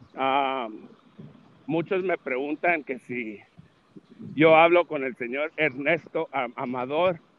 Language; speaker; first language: Spanish; early bilingual, heritage; Spanish